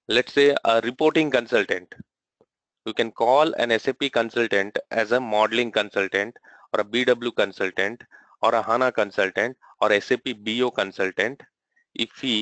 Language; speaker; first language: English; non-native, local second language; Telugu